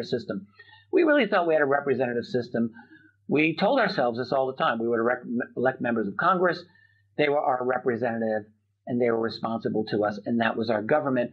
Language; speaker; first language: English; native; English